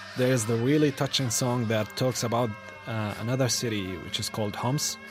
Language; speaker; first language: English; non-native, fluent; Arabic